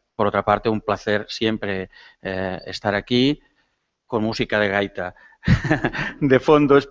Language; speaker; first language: Spanish; non-native, local second language; Catalan